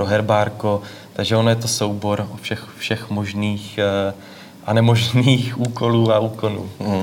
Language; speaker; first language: Czech; native; Czech